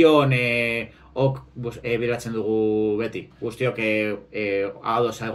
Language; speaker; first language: Basque; non-native, local second language; Spanish